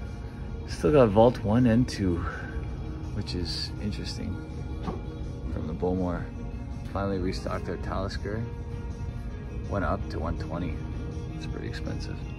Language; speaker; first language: English; native; English